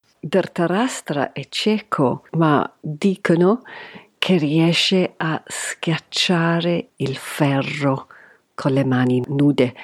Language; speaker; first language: Italian; non-native, fluent; English